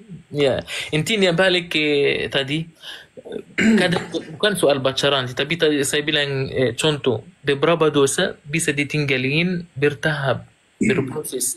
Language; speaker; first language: Indonesian; non-native, fluent; Arabic